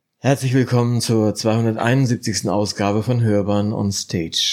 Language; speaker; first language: German; native; German